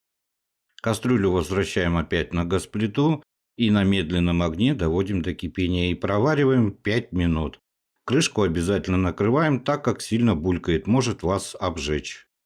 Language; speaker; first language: Russian; native; Russian